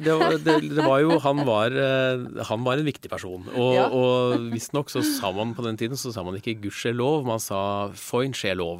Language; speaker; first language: Norwegian; native; Norwegian